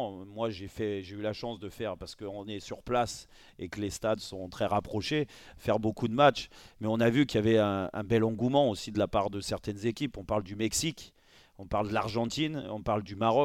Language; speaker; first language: French; native; French